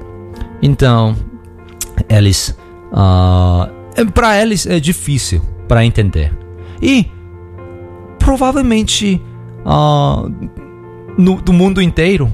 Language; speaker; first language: Portuguese; non-native, learner; Korean